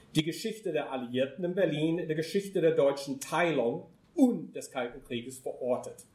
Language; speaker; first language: German; non-native, fluent; English